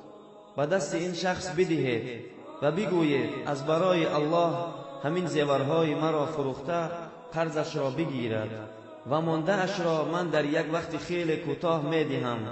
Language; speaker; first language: Persian; non-native, local second language; Tajik